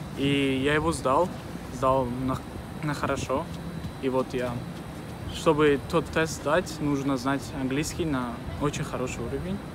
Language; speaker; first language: Russian; non-native, local second language; Tajik